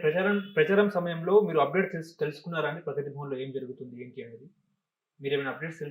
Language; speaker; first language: Telugu; native; Telugu